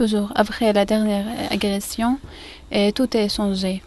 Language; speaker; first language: French; non-native, learner; Arabic